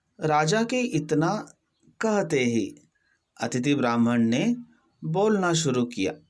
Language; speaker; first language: Hindi; non-native, local second language; Kannada